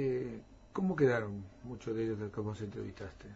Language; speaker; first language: Spanish; native; Spanish